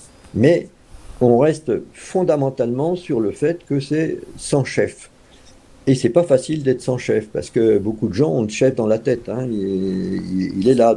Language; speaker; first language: French; native; French